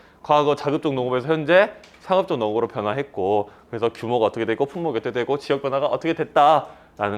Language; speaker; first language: Korean; native; Korean